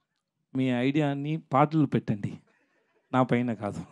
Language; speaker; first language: Telugu; non-native, learner; Tamil